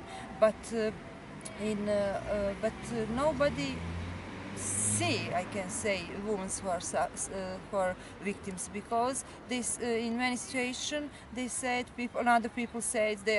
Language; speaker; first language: English; non-native, learner; Serbian